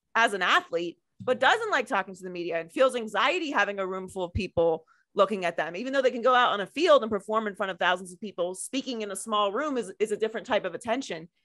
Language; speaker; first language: English; native; English